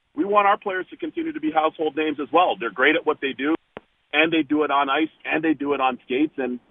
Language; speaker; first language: English; native; English